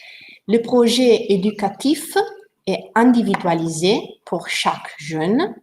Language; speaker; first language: French; non-native, learner; Italian